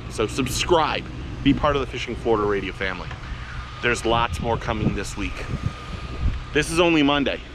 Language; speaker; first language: English; native; English